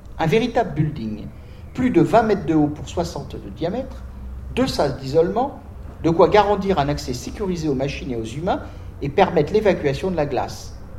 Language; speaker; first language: French; native; French